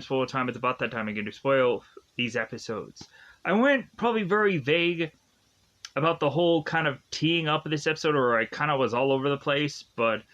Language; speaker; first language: English; native; English